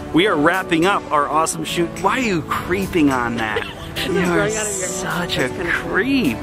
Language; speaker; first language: English; native; English